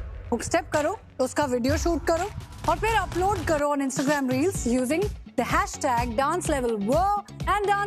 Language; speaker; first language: Hindi; native; Hindi